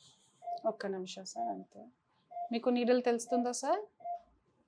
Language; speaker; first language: Telugu; non-native, fluent; Hindi